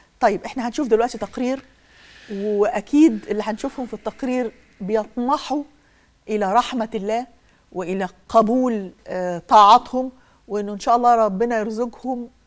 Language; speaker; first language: Egyptian Arabic; native; Egyptian Arabic